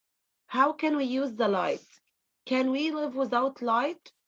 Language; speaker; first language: English; non-native, fluent; Arabic